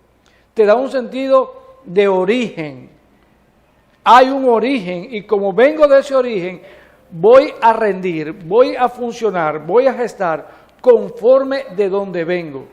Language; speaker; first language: Spanish; native; Spanish